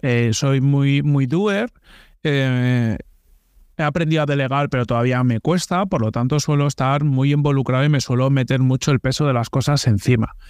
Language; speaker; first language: Spanish; native; Spanish